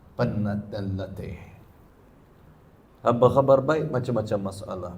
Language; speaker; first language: Malay; non-native, learner; Arabic